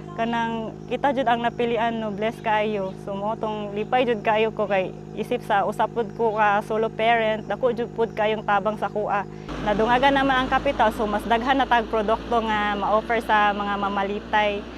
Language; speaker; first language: Cebuano; native; Cebuano